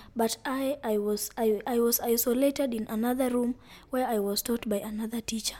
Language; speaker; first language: English; non-native, local second language; Luyia